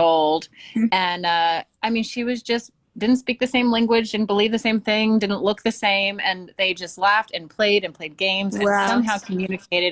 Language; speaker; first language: English; native; English